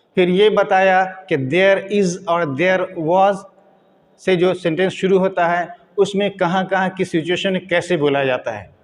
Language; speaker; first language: Hindi; native; Hindi